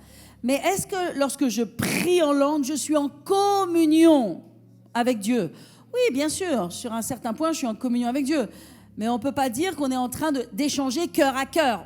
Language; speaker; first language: French; native; French